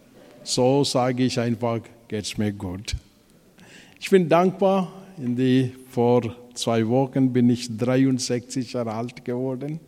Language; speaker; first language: German; non-native, fluent; Telugu